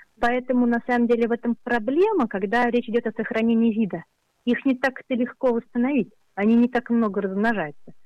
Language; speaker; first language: Russian; native; Russian